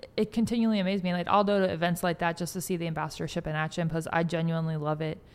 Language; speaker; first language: English; native; English